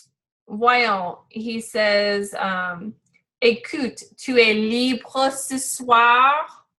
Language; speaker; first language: French; non-native, learner; English